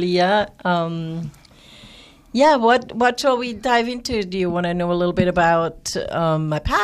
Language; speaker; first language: English; non-native, fluent; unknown